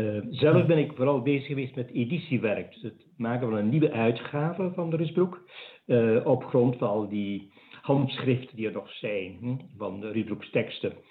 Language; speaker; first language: Dutch; native; Dutch